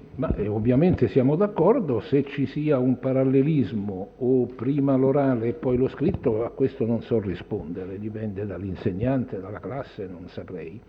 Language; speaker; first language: Italian; native; Italian